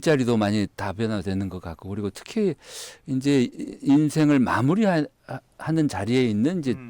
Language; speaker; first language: Korean; native; Korean